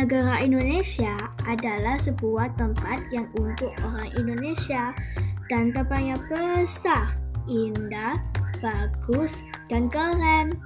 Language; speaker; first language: Indonesian; non-native, learner; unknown